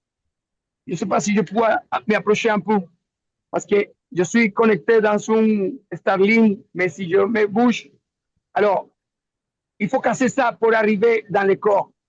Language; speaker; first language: French; non-native, learner; Spanish